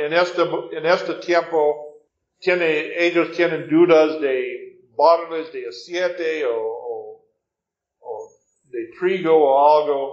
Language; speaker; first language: Spanish; non-native, fluent; English